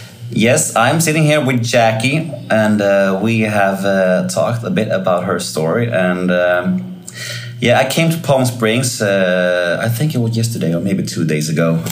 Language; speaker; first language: English; non-native, fluent; Swedish